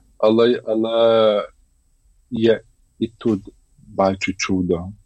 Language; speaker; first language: Ukrainian; non-native, learner; Lithuanian